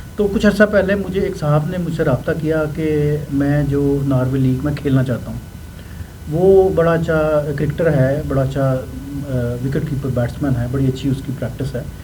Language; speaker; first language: Urdu; non-native, local second language; Punjabi